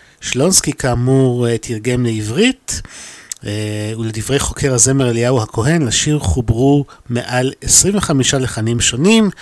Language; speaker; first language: Hebrew; native; Hebrew